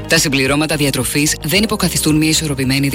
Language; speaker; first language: Greek; non-native, fluent; French